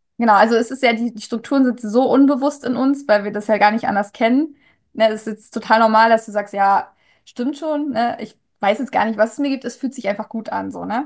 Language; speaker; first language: German; native; German